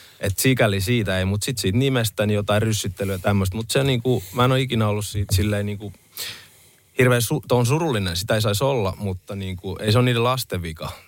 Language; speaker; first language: Finnish; early bilingual, other home language; Estonian